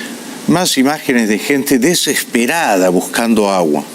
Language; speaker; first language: Spanish; native; Spanish